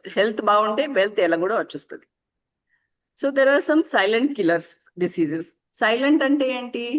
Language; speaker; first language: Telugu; non-native, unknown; Marathi